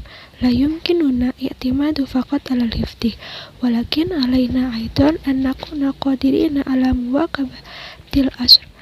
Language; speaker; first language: Arabic; non-native, learner; Indonesian